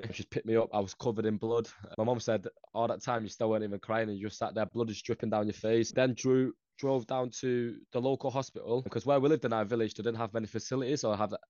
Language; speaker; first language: English; early bilingual, other home language; Northeastern Thai